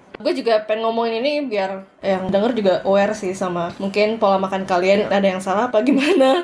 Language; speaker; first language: Indonesian; early bilingual, heritage; Indonesian